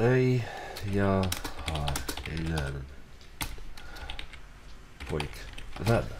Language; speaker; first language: Swedish; non-native, learner; English